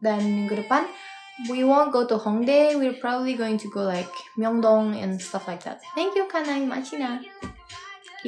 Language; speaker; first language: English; non-native, fluent; Indonesian